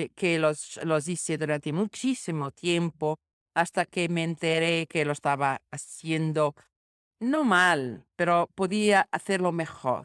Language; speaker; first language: Spanish; non-native, fluent; Portuguese